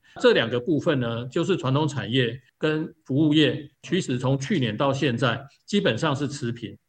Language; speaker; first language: Chinese; native; Chinese